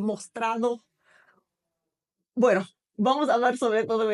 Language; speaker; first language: Spanish; non-native, fluent; Portuguese